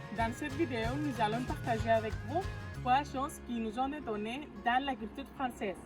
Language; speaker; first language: French; non-native, learner; Greek